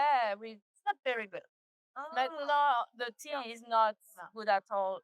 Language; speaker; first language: English; non-native, learner; French